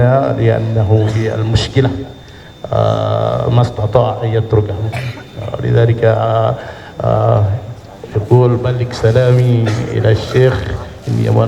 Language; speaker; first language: Arabic; non-native, fluent; Indonesian